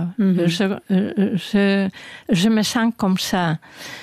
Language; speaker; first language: French; non-native, fluent; Spanish